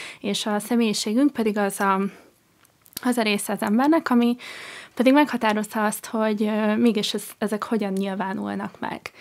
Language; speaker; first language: Hungarian; non-native, fluent; English